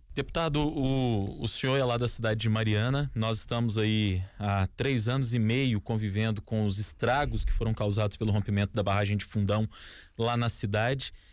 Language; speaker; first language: Portuguese; native; Portuguese